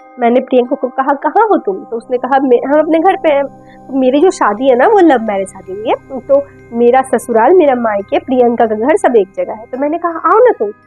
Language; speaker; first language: Hindi; non-native, local second language; Bangla